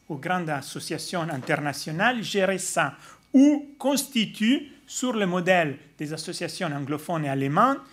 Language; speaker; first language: French; non-native, fluent; Italian